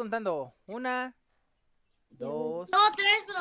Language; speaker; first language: Spanish; native; Spanish